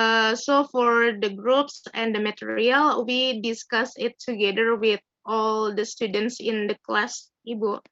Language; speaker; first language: English; non-native, learner; Indonesian